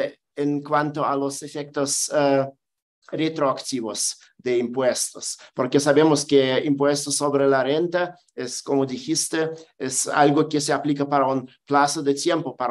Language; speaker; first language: Spanish; non-native, fluent; German